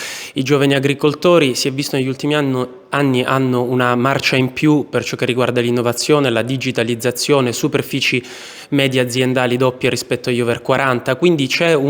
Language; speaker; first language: Italian; native; Italian